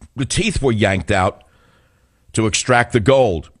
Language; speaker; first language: English; native; English